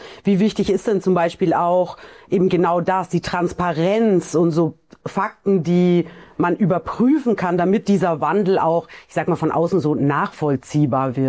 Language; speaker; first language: German; native; German